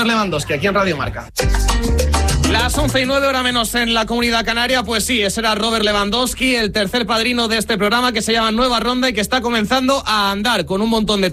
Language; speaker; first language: Spanish; native; Spanish